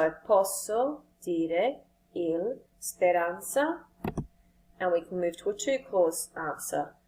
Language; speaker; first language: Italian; non-native, fluent; English